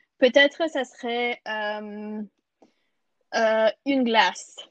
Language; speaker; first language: French; non-native, learner; English